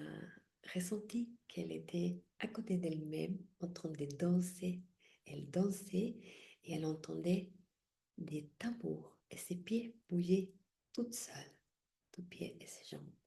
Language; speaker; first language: French; non-native, fluent; Spanish